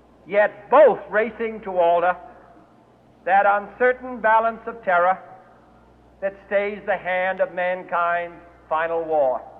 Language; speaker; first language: English; native; English